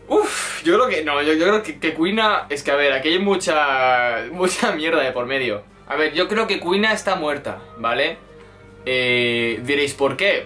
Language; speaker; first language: Spanish; native; Spanish